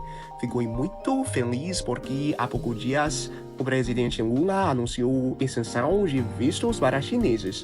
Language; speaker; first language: Portuguese; non-native, learner; Chinese